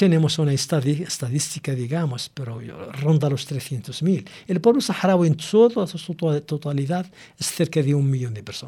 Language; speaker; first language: Spanish; non-native, local second language; Arabic